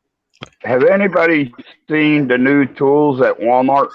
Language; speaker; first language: English; native; English